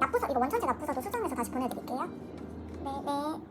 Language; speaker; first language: Korean; native; Korean